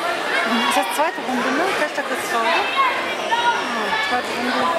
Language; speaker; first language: German; non-native, learner; Turkish